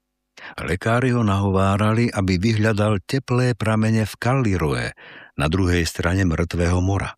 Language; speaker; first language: Slovak; native; Slovak